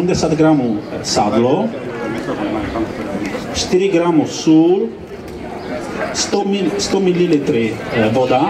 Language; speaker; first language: Czech; non-native, learner; Italian